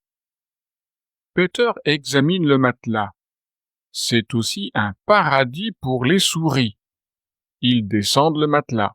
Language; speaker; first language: French; native; French